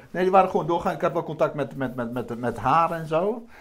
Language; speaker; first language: Dutch; native; Dutch